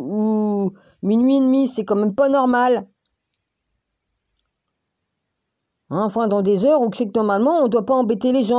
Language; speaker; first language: French; native; French